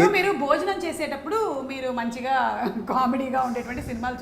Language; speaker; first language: Telugu; native; Telugu